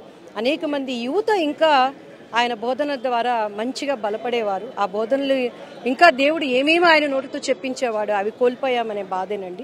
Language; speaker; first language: Telugu; native; Telugu